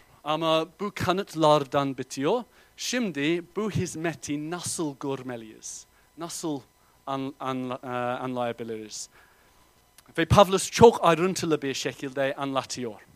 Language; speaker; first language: Turkish; non-native, fluent; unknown